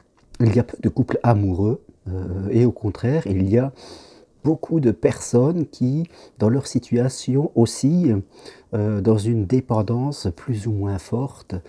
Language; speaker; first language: French; native; French